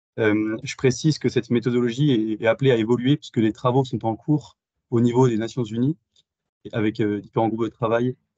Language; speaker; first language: French; native; French